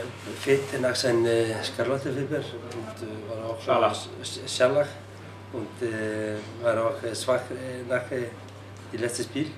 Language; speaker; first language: German; non-native, learner; Icelandic